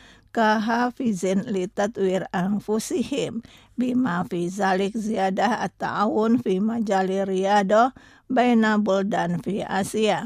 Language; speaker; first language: Arabic; non-native, fluent; Indonesian